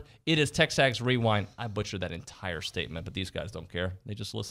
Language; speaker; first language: English; native; English